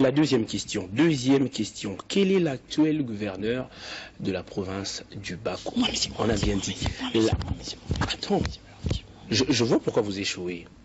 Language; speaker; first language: French; non-native, local second language; Lingala